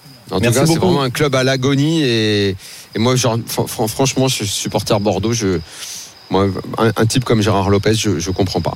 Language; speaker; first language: French; native; French